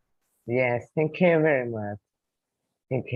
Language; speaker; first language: English; non-native, learner; Vietnamese